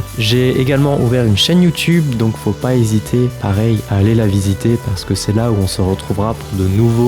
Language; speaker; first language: French; native; French